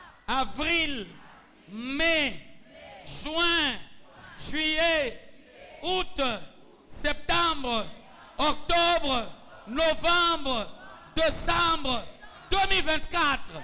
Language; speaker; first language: French; non-native, local second language; Swahili